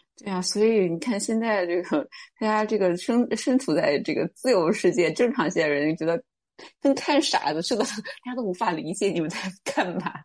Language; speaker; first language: Chinese; native; Chinese